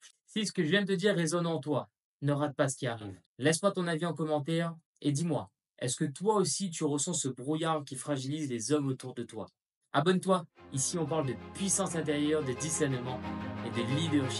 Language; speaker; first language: French; native; French